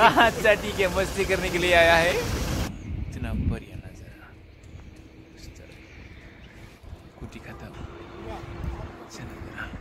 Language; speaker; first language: Hindi; non-native, local second language; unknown